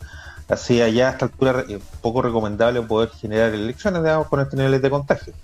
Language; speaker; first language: Spanish; native; Spanish